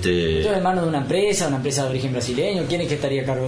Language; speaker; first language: Spanish; native; Spanish